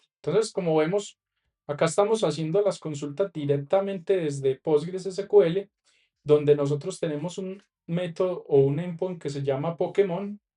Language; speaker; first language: Spanish; native; Spanish